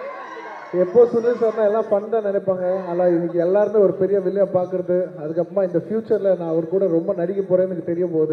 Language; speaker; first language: Tamil; non-native, local second language; Telugu